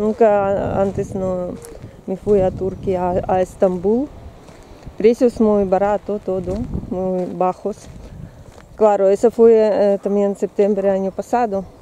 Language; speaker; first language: Spanish; non-native, learner; Russian